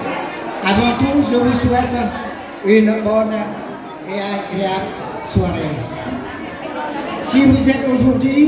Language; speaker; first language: French; non-native, fluent; Khmer